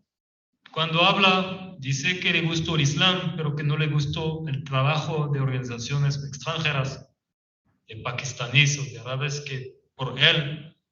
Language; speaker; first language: Spanish; non-native, fluent; French